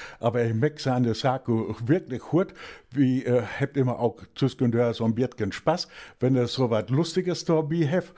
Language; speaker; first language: German; native; German